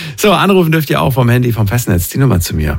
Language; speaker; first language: German; native; German